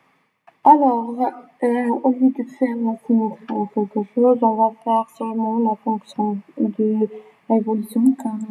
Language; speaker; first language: French; non-native, local second language; Arabic